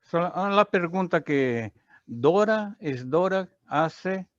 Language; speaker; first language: Spanish; non-native, learner; Portuguese